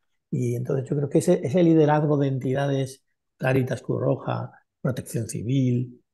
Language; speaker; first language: Spanish; native; Spanish